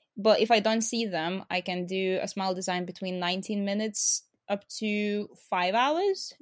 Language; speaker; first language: English; non-native, fluent; Lithuanian